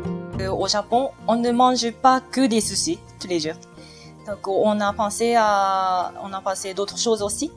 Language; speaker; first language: French; non-native, learner; Japanese